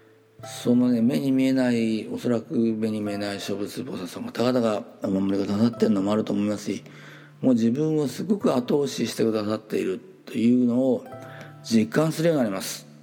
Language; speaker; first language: Japanese; native; Japanese